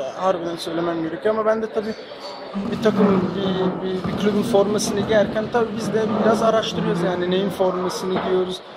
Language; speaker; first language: Turkish; early bilingual, heritage; Turkish